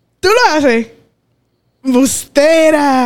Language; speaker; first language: Spanish; native; Spanish